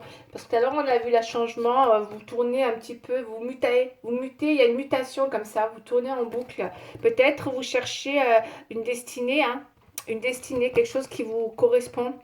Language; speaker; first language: French; native; French